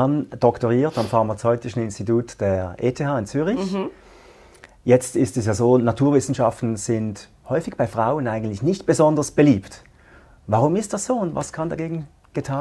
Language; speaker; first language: German; native; German